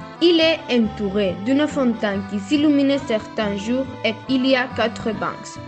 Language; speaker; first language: French; non-native, learner; Spanish